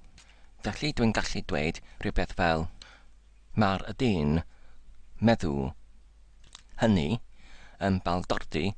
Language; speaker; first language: Welsh; non-native, learner; English